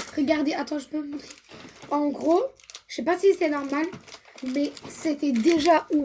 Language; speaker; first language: French; native; French